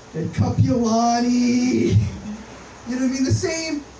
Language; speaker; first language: English; native; English